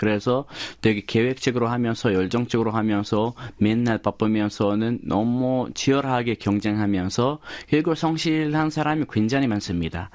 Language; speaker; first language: Korean; non-native, fluent; Arabic